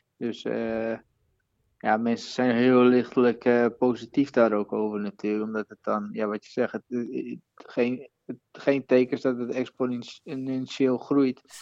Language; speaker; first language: Dutch; native; Dutch